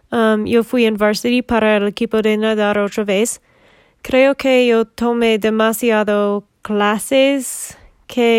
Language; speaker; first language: Spanish; non-native, learner; English